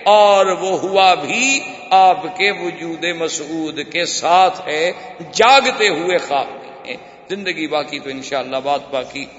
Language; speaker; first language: Urdu; native; Urdu